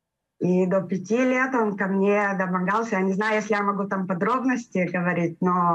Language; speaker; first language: Russian; early bilingual, heritage; Russian